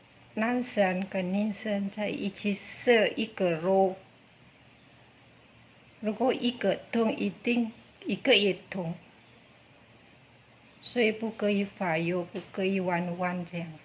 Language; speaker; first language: Chinese; non-native, learner; Indonesian